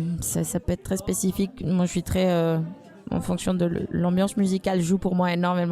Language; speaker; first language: French; non-native, fluent; Spanish